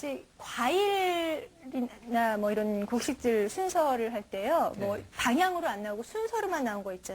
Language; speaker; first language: Korean; native; Korean